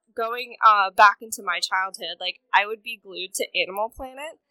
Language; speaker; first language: English; native; English